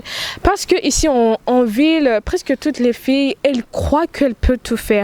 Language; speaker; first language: French; non-native, local second language; Rundi